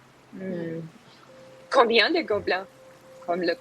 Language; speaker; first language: French; non-native, learner; Spanish